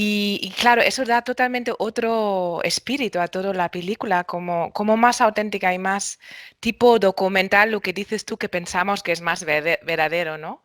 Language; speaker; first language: Spanish; non-native, fluent; German